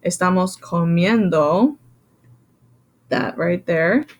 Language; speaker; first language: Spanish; non-native, fluent; English